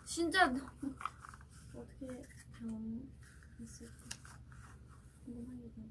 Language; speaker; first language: Korean; non-native, fluent; Thai